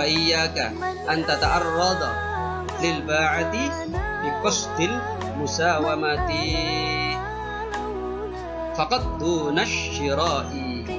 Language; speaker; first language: Arabic; non-native, fluent; Javanese